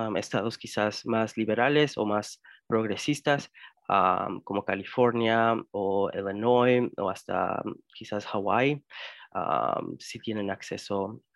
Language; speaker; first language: Spanish; early bilingual, heritage; Spanish